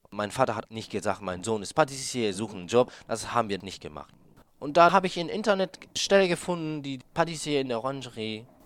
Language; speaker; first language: German; non-native, fluent; Japanese